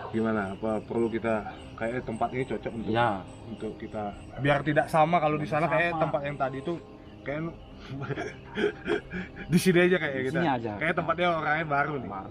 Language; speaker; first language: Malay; non-native, local second language; Balinese